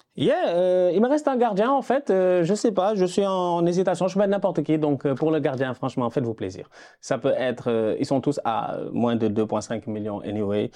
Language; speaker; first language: French; non-native, local second language; Wolof